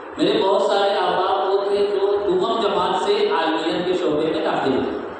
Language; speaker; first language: Urdu; native; Urdu